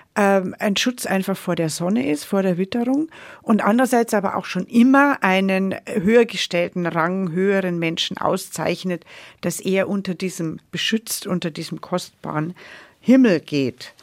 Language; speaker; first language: German; native; German